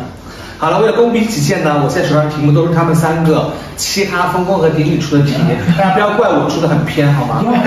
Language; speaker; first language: Chinese; native; Chinese